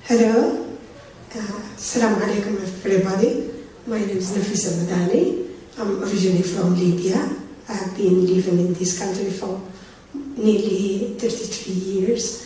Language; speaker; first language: English; early bilingual, other home language; Arabic